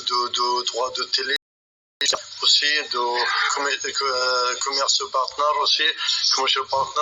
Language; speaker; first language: French; non-native, learner; Arabic